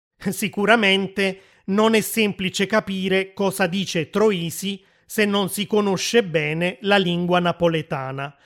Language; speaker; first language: Italian; native; Italian